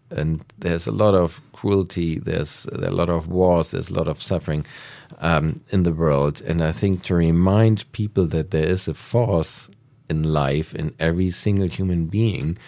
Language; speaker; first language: English; non-native, fluent; German